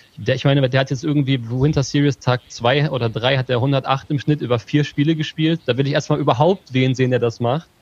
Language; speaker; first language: German; native; German